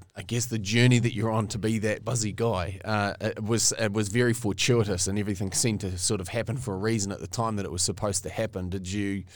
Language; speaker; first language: English; native; English